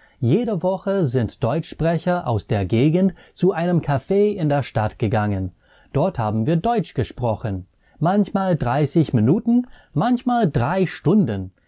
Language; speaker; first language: German; non-native, fluent; English